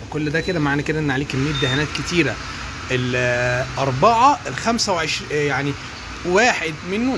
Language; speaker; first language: Arabic; native; Arabic